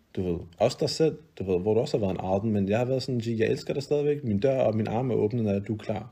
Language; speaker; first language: Danish; early bilingual, other home language; Arabic